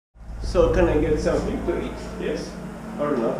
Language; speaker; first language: English; non-native, learner; Polish